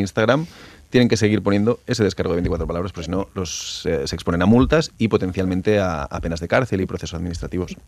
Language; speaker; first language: Spanish; native; Spanish